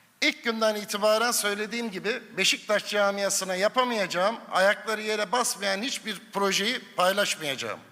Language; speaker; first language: Turkish; native; Turkish